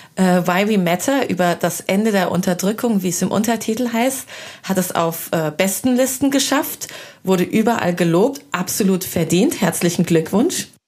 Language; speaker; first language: German; early bilingual, other home language; Persian